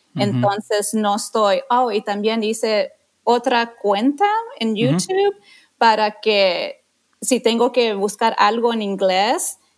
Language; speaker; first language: Spanish; non-native, fluent; English